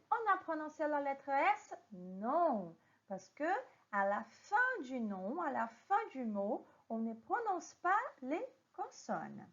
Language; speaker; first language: French; non-native, fluent; Portuguese